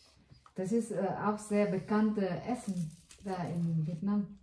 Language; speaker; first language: German; non-native, learner; Vietnamese